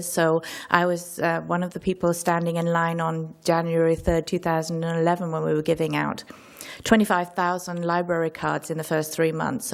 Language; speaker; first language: English; native; English